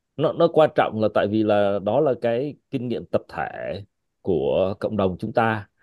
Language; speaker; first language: Vietnamese; native; Vietnamese